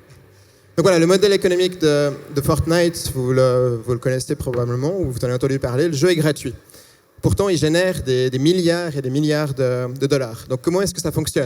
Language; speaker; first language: French; native; French